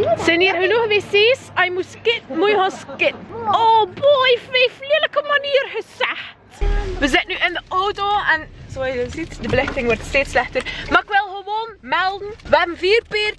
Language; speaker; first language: Dutch; native; Dutch